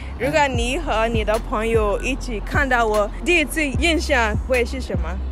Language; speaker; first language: Chinese; non-native, learner; Yoruba